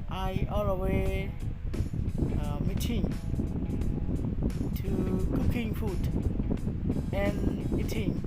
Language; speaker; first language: English; non-native, learner; Khmer